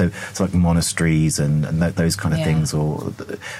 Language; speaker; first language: English; native; English